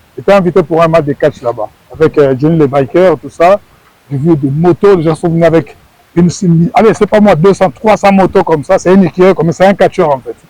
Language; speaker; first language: French; non-native, local second language; Lingala